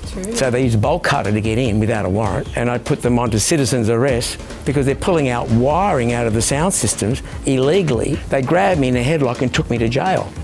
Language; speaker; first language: English; native; English